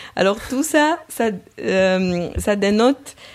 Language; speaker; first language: French; non-native, fluent; Romanian